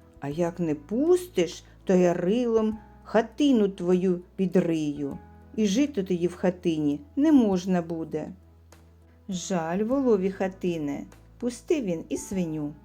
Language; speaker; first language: Ukrainian; native; Ukrainian